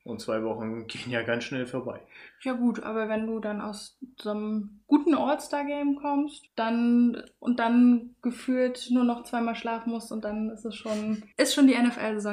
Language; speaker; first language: German; native; German